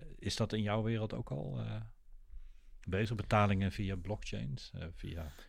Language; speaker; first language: Dutch; native; Dutch